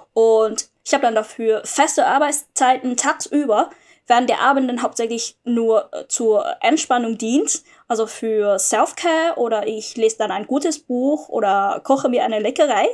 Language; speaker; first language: German; non-native, fluent; Vietnamese